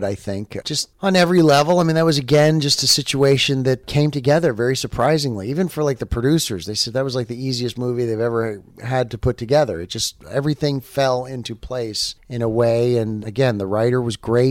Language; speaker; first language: English; native; English